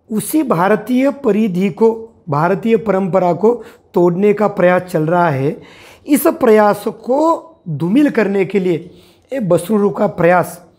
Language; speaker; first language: Hindi; non-native, local second language; Marathi